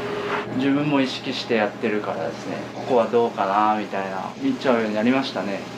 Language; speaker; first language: Japanese; native; Japanese